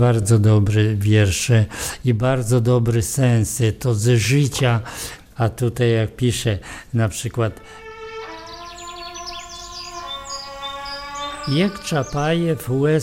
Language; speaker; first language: Polish; non-native, local second language; Romany